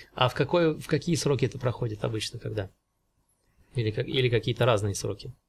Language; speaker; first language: Russian; native; Russian